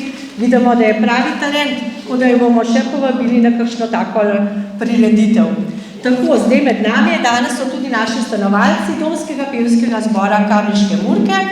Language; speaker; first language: Slovenian; native; Slovenian